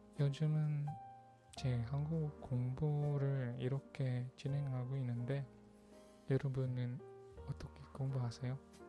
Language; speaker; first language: Korean; non-native, learner; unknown